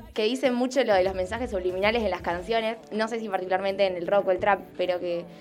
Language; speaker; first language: Spanish; native; Spanish